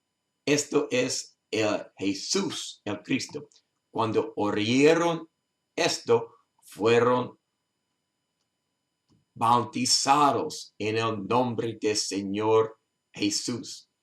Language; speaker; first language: Spanish; non-native, learner; English